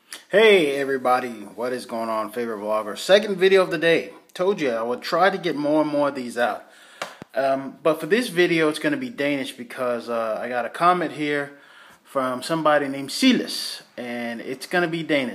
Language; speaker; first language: English; native; English